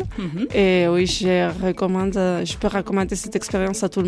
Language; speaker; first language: French; non-native, fluent; Spanish